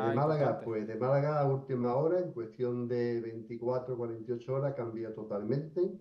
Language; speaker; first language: Spanish; native; Spanish